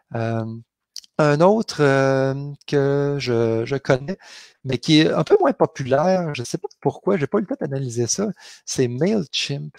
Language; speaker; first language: French; native; French